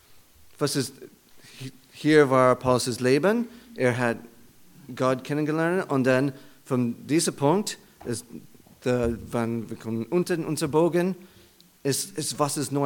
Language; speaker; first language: German; non-native, learner; English